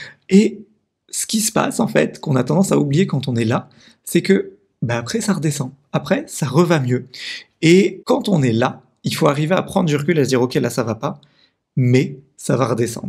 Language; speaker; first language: French; native; French